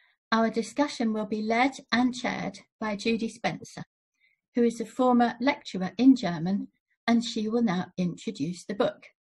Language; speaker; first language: English; native; English